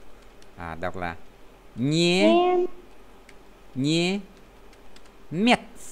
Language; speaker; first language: Russian; non-native, fluent; Vietnamese